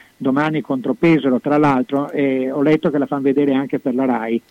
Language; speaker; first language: Italian; native; Italian